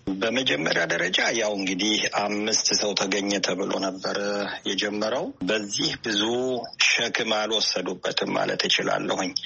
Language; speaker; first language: Amharic; non-native, local second language; Italian